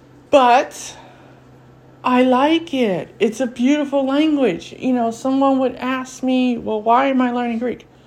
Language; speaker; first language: English; native; English